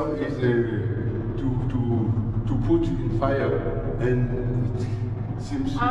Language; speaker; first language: English; non-native, learner; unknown